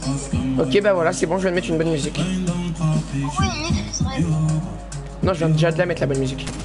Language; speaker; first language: French; native; French